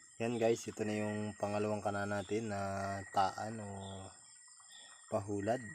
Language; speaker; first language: Filipino; native; Filipino